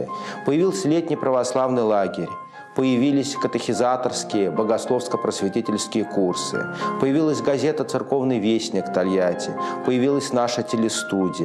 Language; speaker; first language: Russian; native; Russian